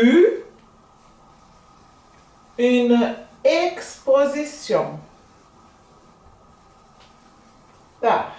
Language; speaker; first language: French; non-native, fluent; Portuguese